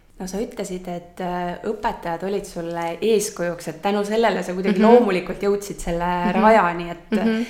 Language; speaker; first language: Estonian; native; Estonian